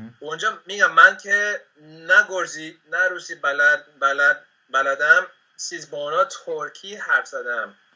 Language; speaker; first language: Persian; non-native, fluent; Spanish